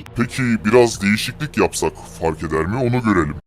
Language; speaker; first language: Turkish; native; Turkish